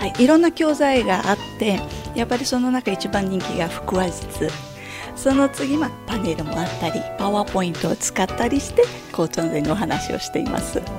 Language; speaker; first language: Japanese; non-native, fluent; Portuguese